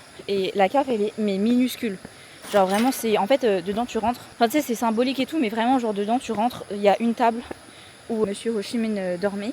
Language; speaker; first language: French; early bilingual, other home language; Vietnamese